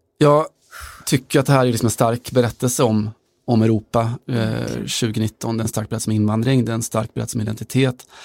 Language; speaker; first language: Swedish; native; Swedish